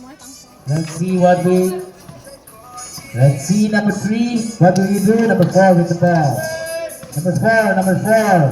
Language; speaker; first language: English; non-native, local second language; Indonesian